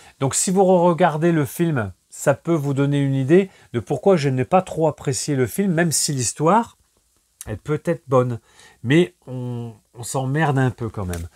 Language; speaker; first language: French; native; French